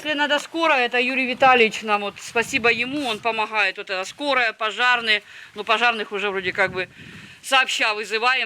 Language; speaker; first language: Russian; native; Russian